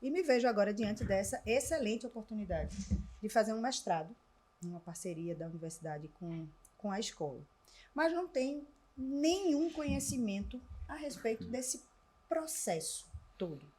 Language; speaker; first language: Portuguese; native; Portuguese